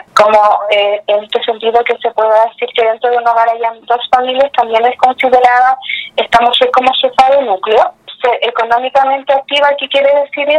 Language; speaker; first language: Spanish; native; Spanish